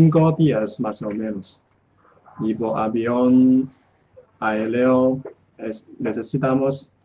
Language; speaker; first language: Spanish; non-native, learner; Chinese